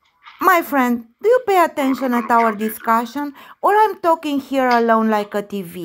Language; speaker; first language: English; non-native, learner; Romanian